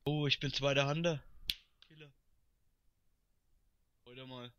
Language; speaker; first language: German; native; German